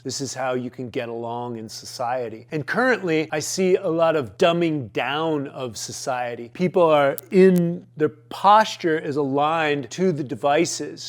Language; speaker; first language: English; native; English